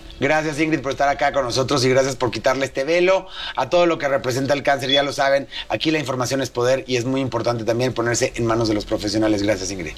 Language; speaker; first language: Spanish; native; Spanish